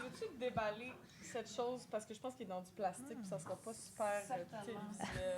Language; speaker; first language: French; native; French